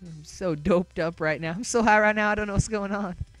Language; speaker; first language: English; native; English